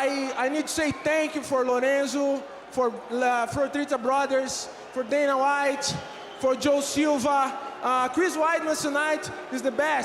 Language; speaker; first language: English; non-native, learner; Portuguese